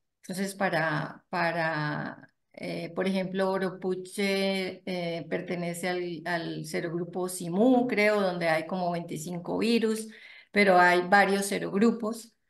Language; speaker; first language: Spanish; native; Spanish